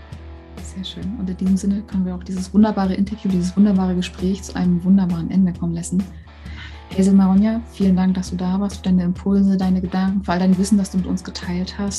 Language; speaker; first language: German; native; German